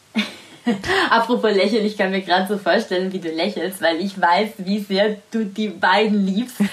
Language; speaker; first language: German; non-native, fluent; Italian